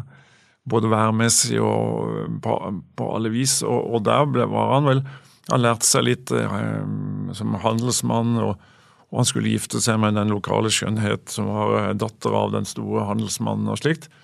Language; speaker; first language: Norwegian; native; Norwegian